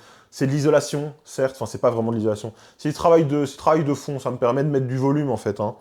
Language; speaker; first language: French; native; French